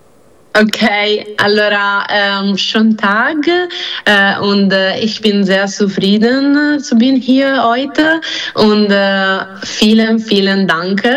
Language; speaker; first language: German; non-native, learner; Italian